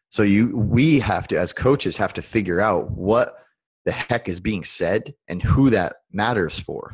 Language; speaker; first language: English; native; English